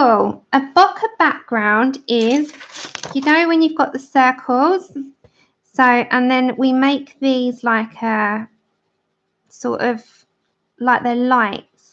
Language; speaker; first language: English; native; English